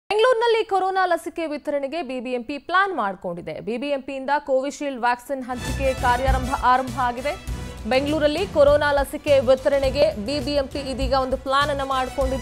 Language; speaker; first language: Kannada; native; Kannada